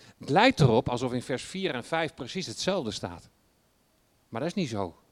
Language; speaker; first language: Dutch; native; Dutch